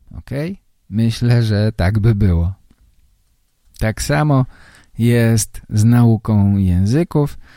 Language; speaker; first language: Polish; native; Polish